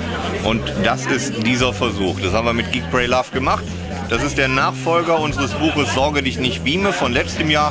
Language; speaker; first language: German; native; German